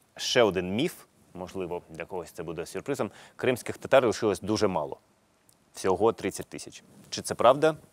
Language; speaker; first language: Ukrainian; native; Ukrainian